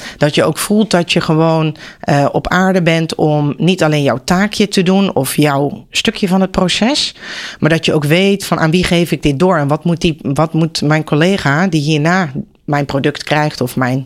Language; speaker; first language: Dutch; native; Dutch